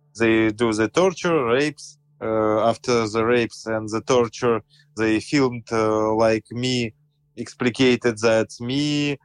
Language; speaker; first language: English; non-native, learner; Russian